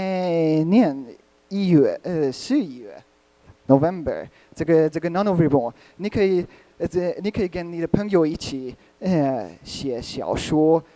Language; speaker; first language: Chinese; non-native, learner; Hungarian